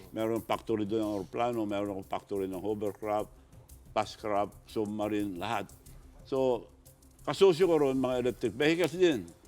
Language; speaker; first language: Filipino; non-native, local second language; Iloko